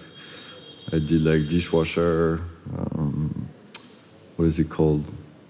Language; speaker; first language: English; non-native, fluent; French